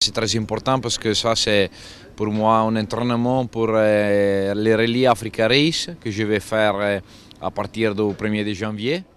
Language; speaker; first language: French; non-native, fluent; Italian